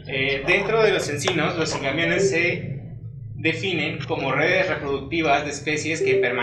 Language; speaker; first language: Spanish; native; Spanish